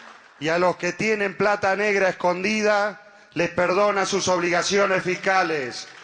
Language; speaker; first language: Spanish; native; Spanish